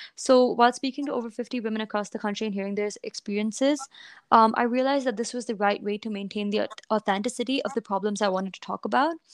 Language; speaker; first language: English; non-native, local second language; Hindi